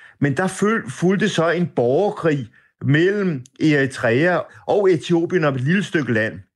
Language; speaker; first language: Danish; native; Danish